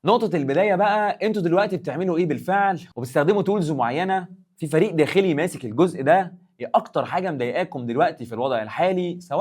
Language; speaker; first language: Arabic; native; Arabic